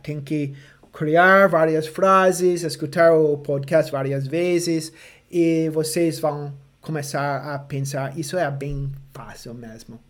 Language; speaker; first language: Portuguese; non-native, fluent; English